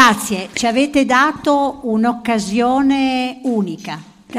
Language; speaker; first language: Italian; native; Italian